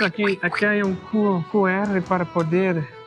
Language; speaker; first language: Spanish; non-native, learner; Portuguese